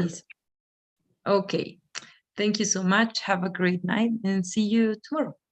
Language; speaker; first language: English; non-native, fluent; Spanish